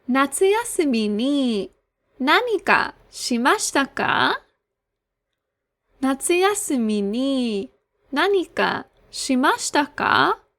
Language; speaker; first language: Japanese; non-native, fluent; English